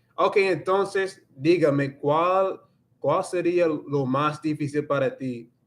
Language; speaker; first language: Spanish; non-native, learner; English